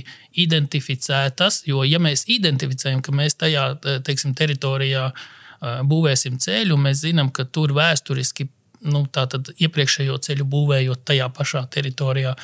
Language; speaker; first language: Latvian; native; Latvian